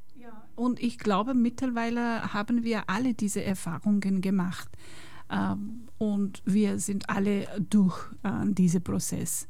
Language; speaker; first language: German; non-native, learner; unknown